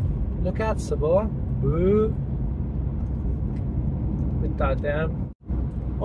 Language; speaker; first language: Italian; native; Italian